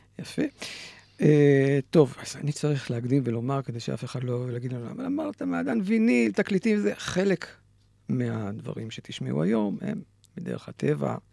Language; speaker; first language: Hebrew; native; Hebrew